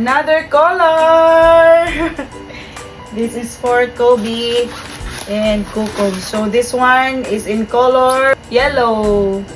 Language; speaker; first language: English; non-native, local second language; Cebuano